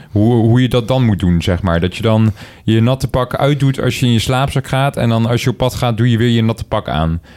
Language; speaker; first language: Dutch; native; Dutch